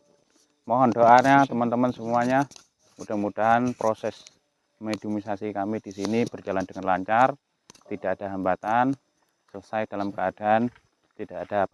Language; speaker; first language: Indonesian; native; Indonesian